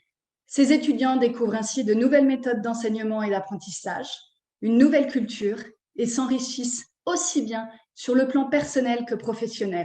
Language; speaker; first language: French; native; French